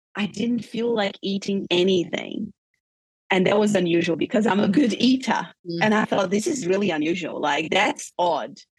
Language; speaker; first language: English; non-native, fluent; Portuguese